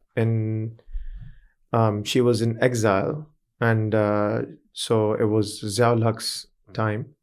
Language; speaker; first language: English; early bilingual, other home language; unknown